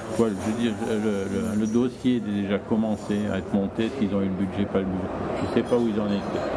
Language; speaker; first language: French; native; French